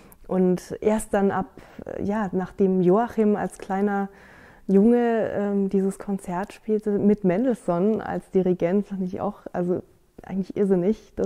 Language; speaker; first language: German; native; German